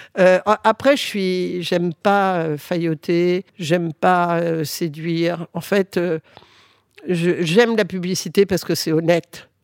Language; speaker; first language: French; early bilingual, other home language; Spanish